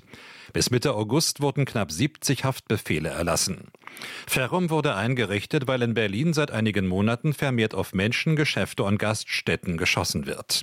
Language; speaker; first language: German; native; German